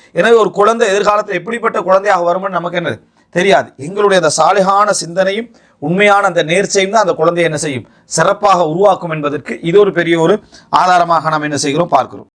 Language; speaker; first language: Tamil; native; Tamil